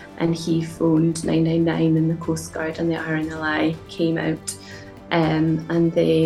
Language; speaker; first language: English; native; English